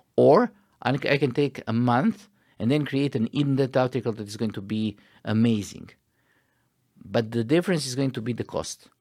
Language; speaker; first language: English; non-native, fluent; Croatian